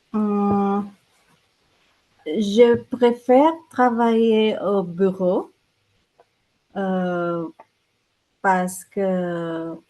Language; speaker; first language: French; non-native, learner; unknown